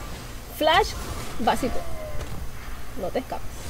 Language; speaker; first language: Spanish; native; Spanish